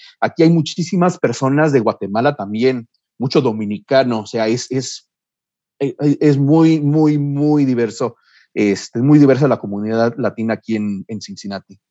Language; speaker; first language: Spanish; early bilingual, heritage; Spanish